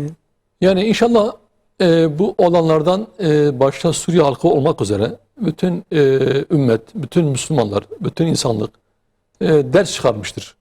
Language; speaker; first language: Turkish; native; Turkish